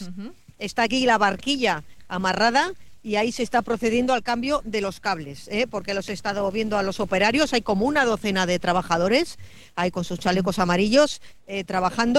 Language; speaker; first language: Spanish; native; Spanish